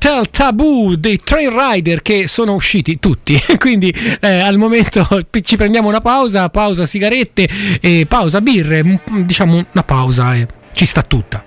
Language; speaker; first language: Italian; native; Italian